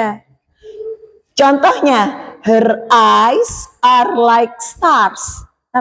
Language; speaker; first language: English; non-native, learner; Indonesian